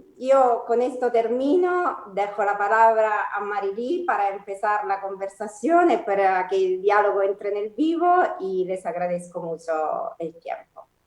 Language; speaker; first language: Spanish; non-native, fluent; Italian